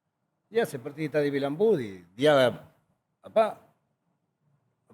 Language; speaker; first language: Indonesian; non-native, fluent; Spanish